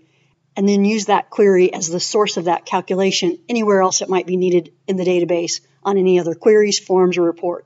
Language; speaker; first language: English; native; English